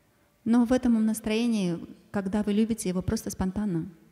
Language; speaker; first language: Russian; native; Russian